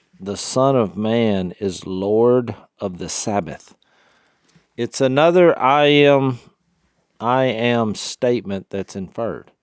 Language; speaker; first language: English; native; English